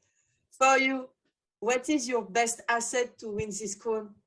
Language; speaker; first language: English; non-native, learner; French